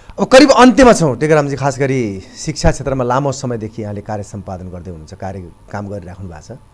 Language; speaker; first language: Nepali; native; Nepali